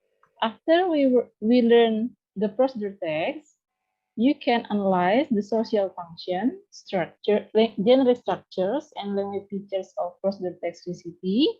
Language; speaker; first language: English; non-native, learner; Indonesian